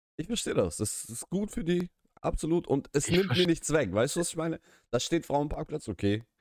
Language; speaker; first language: German; early bilingual, other home language; Russian